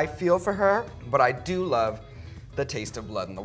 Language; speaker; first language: English; native; English